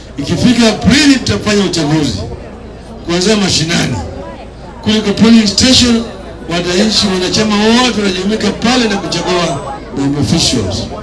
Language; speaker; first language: Swahili; non-native, local second language; Gusii